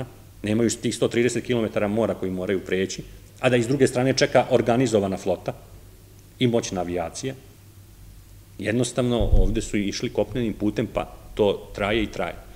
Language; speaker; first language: Serbian; native; Serbian